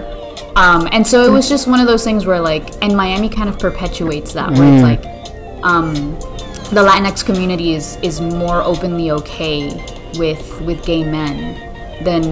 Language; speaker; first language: English; early bilingual, other home language; Spanish